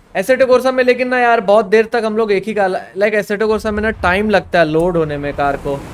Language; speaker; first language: Hindi; native; Hindi